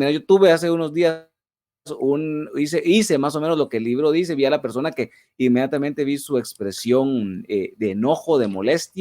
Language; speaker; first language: Spanish; native; Spanish